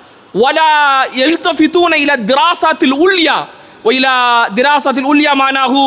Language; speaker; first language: Arabic; non-native, fluent; Tamil